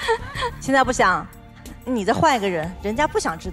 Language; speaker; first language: Chinese; native; Chinese